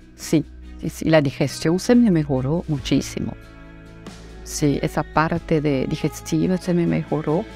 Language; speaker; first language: Spanish; non-native, fluent; Italian